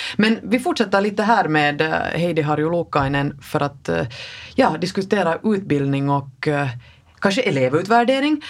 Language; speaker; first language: Swedish; native; Swedish